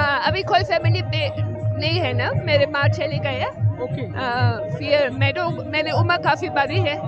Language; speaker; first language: Hindi; non-native, learner; German